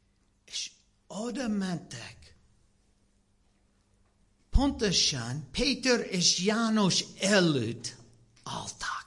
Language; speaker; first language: Hungarian; non-native, learner; English